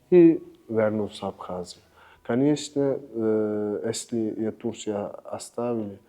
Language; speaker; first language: Russian; non-native, learner; Turkish